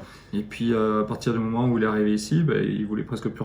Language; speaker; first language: French; native; French